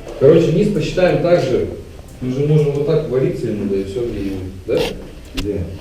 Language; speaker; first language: Russian; native; Russian